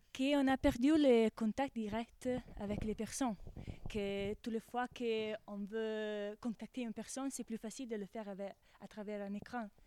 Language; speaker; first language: French; non-native, fluent; Italian